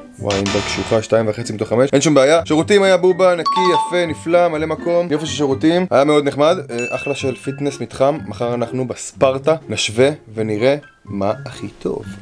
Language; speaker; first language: Hebrew; native; Hebrew